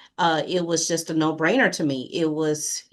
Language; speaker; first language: English; native; English